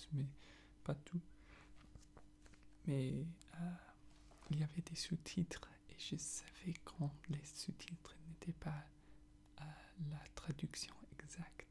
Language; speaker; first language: French; non-native, fluent; English